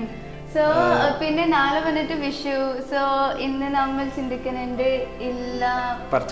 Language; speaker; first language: Malayalam; early bilingual, heritage; Malayalam